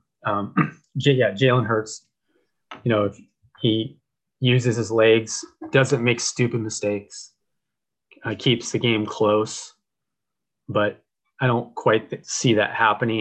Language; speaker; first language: English; native; English